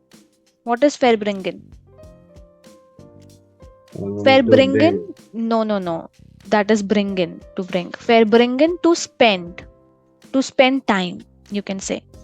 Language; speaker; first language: German; non-native, fluent; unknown